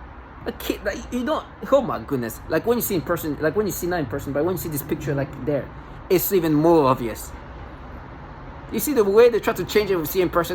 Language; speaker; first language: English; non-native, fluent; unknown